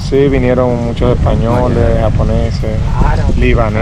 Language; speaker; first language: Spanish; native; Spanish